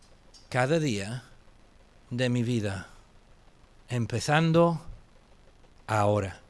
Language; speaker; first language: Spanish; non-native, fluent; English